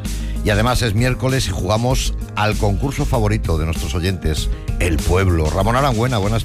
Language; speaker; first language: Spanish; native; Spanish